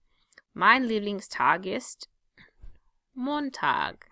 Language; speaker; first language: German; non-native, fluent; English